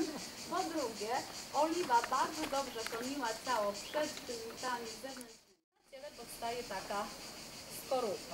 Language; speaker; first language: Polish; native; Polish